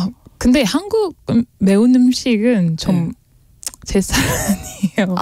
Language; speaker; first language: Korean; non-native, learner; French